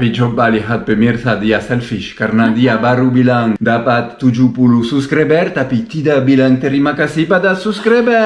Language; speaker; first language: Indonesian; non-native, learner; French